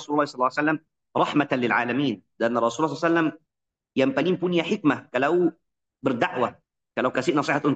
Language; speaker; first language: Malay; non-native, fluent; Arabic